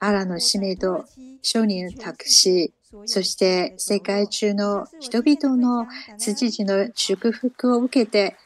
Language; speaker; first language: Japanese; non-native, fluent; Chinese